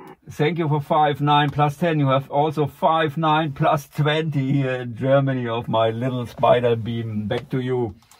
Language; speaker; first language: English; non-native, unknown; German